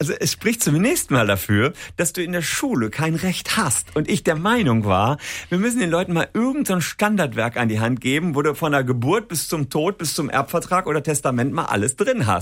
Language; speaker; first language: German; native; German